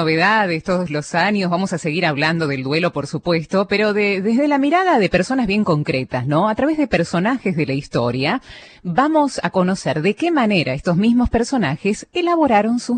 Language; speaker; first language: Spanish; native; Spanish